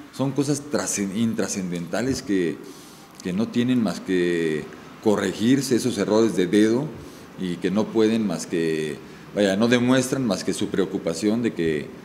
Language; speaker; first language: Spanish; native; Spanish